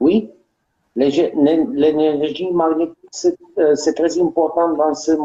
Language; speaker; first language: French; non-native, learner; Romanian